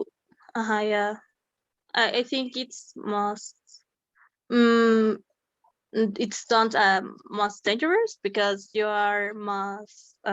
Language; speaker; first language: English; non-native, learner; Spanish